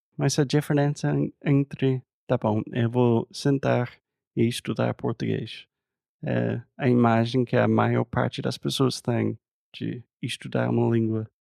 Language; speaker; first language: Portuguese; non-native, fluent; English